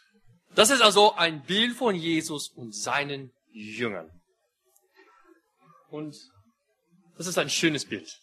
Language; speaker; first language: German; non-native, fluent; English